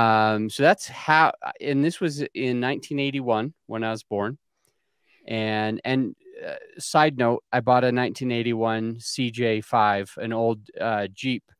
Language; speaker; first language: English; native; English